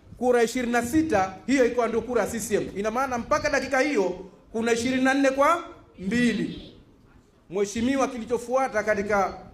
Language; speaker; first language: Swahili; native; Swahili